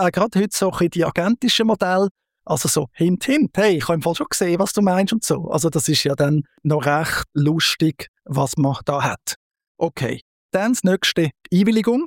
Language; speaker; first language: German; native; German